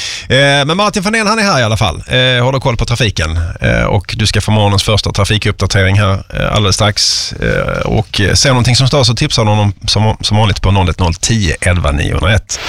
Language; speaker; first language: Swedish; native; Swedish